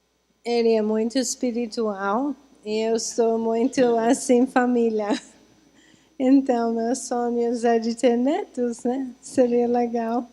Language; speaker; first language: Portuguese; non-native, fluent; English